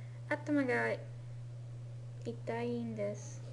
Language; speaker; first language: Japanese; non-native, learner; English